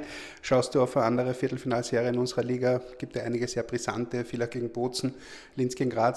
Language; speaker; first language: German; native; German